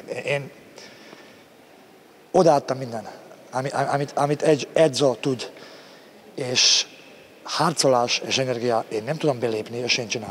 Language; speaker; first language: Hungarian; non-native, learner; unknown